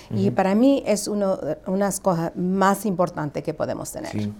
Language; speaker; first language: Spanish; early bilingual, heritage; Spanish